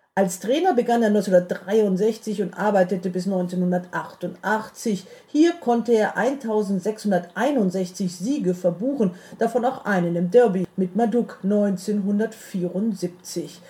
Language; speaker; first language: German; native; German